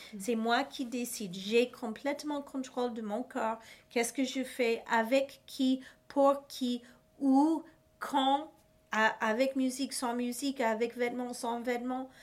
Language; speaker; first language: French; non-native, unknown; English